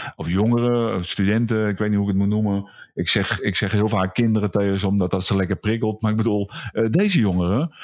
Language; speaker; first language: Dutch; native; Dutch